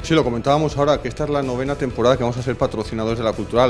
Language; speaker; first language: Spanish; native; Spanish